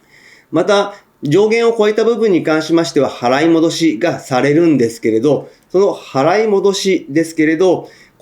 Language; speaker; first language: Japanese; native; Japanese